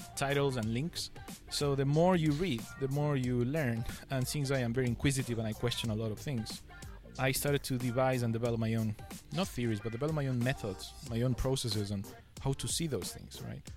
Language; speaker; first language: English; non-native, fluent; Spanish